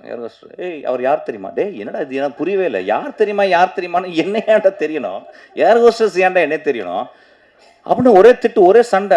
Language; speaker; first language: Tamil; native; Tamil